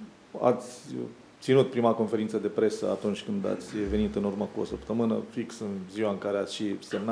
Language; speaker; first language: Romanian; native; Romanian